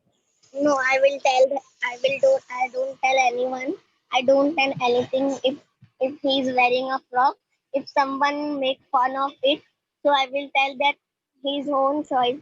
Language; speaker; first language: English; non-native, learner; Hindi